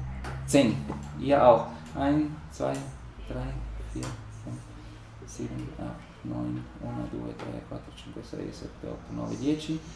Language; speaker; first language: German; non-native, learner; Spanish